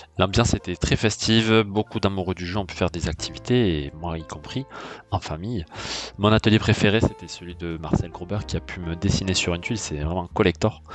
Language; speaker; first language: French; native; French